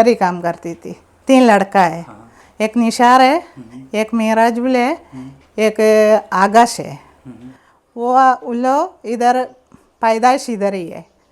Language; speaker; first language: Hindi; non-native, local second language; Malayalam